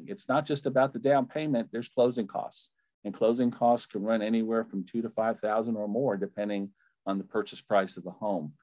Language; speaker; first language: English; native; English